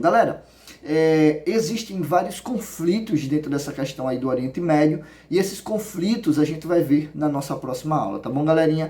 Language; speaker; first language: Portuguese; native; Portuguese